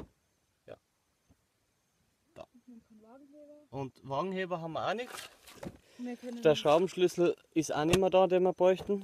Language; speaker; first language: German; native; German